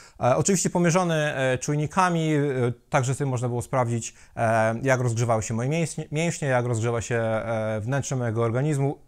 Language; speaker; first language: Polish; native; Polish